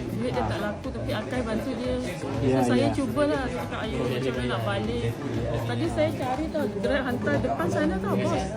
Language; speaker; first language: Malay; native; Malay